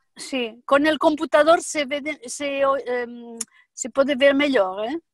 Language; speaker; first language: Portuguese; non-native, learner; Spanish